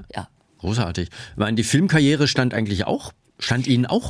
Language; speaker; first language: German; native; German